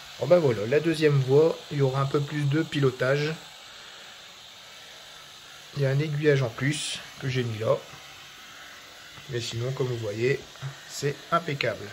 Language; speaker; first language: French; native; French